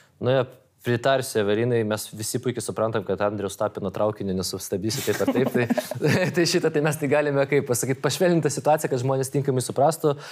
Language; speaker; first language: Lithuanian; non-native, local second language; Polish